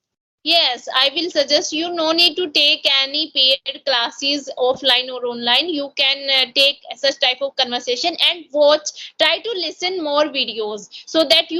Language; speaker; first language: English; non-native, local second language; Hindi